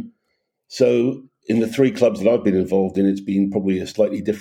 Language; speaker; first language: English; native; English